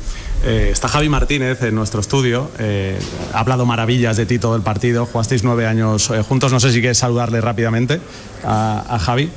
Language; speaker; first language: Spanish; native; Spanish